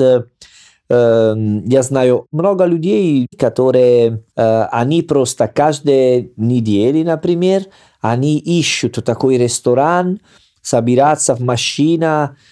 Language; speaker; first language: Russian; non-native, learner; Italian